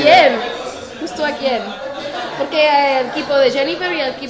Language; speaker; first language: Spanish; non-native, fluent; English